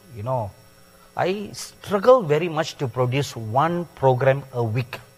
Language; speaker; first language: English; non-native, local second language; Tamil